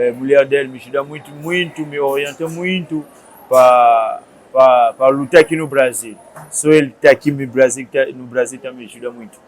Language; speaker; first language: Portuguese; non-native, learner; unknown